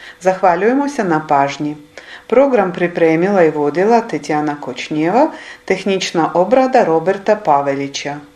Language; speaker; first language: Serbian; non-native, fluent; Ukrainian